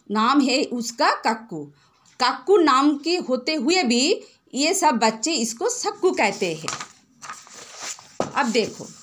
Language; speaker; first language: Hindi; non-native, local second language; Bangla